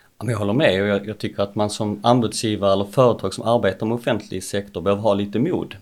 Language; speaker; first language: Swedish; native; Swedish